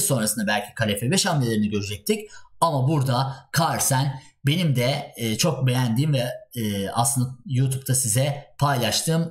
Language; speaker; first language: Turkish; native; Turkish